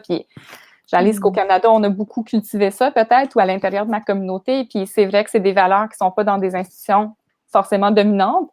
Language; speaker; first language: French; native; French